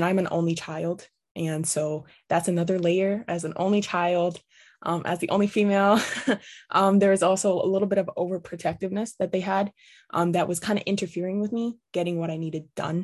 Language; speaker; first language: English; native; English